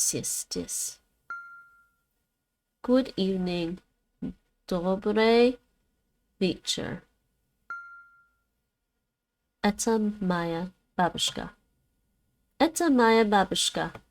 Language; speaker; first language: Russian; non-native, learner; Dutch